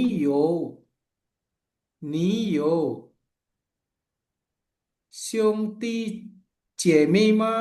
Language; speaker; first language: Chinese; non-native, learner; Indonesian